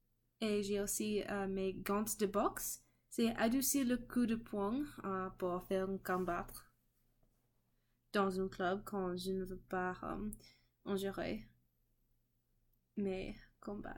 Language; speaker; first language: French; non-native, learner; English